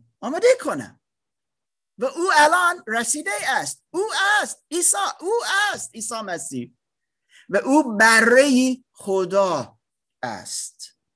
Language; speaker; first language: Persian; non-native, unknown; German